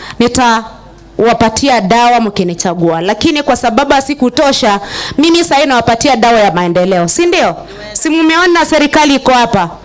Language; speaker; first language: Swahili; non-native, local second language; Kamba